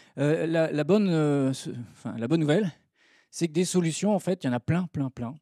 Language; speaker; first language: French; native; French